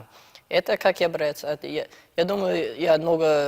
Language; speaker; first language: Russian; early bilingual, heritage; Russian